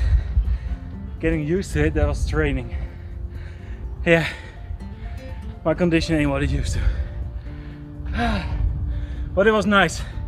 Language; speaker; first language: English; non-native, fluent; Dutch